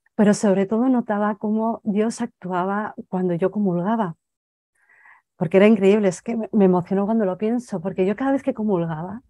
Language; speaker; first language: Spanish; native; Spanish